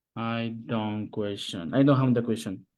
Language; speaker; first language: English; non-native, learner; Spanish